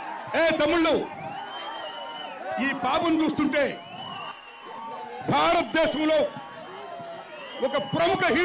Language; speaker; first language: Telugu; native; Telugu